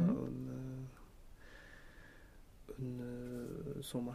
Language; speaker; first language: French; non-native, learner; Swedish